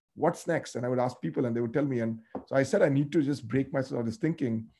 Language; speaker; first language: English; non-native, local second language; Tamil